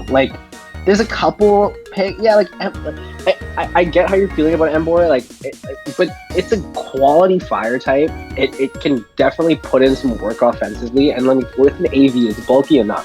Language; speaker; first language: English; native; English